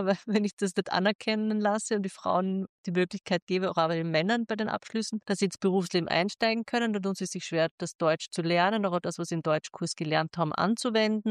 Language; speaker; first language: German; native; German